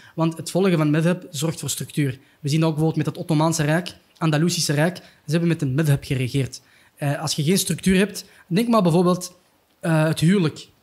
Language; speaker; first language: Dutch; early bilingual, other home language; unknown